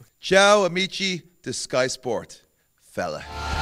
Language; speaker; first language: Italian; non-native, learner; English